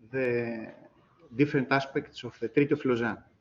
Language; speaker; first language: English; non-native, fluent; Greek